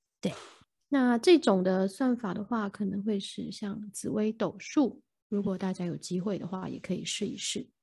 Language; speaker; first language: Chinese; native; Chinese